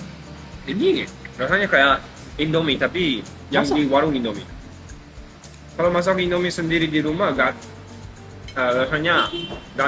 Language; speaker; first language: Indonesian; non-native, fluent; Japanese